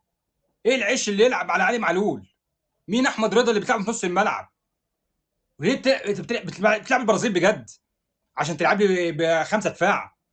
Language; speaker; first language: Arabic; native; Arabic